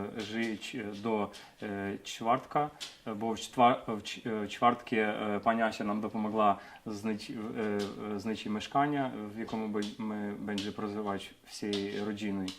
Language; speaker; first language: Polish; non-native, learner; Ukrainian